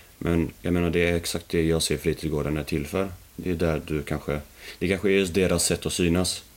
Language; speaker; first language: Swedish; early bilingual, other home language; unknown